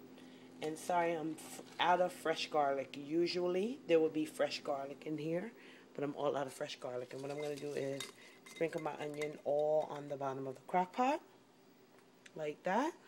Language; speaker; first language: English; native; English